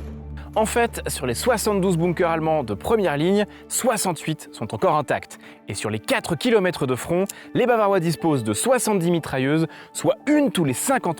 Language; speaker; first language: French; native; French